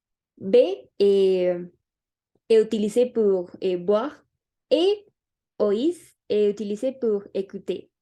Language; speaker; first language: French; non-native, learner; Spanish